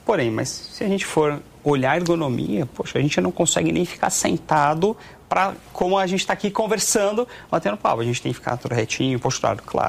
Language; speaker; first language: Portuguese; native; Portuguese